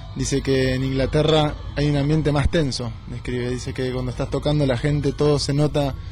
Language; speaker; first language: Spanish; native; Spanish